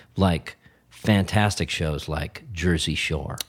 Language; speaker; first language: English; native; English